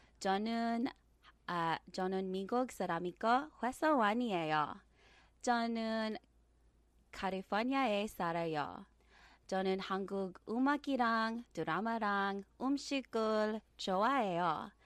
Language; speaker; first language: Korean; non-native, learner; English